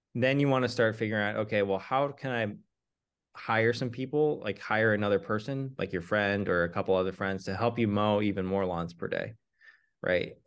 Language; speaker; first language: English; native; English